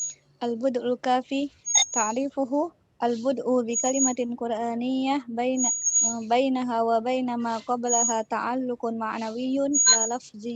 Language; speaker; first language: Arabic; non-native, learner; Indonesian